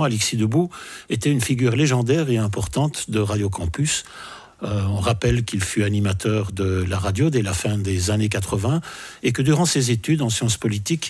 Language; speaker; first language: French; native; French